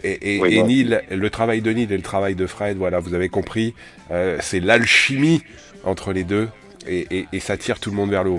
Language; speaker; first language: French; native; French